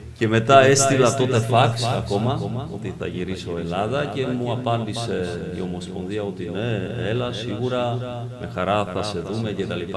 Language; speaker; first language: Greek; early bilingual, heritage; Greek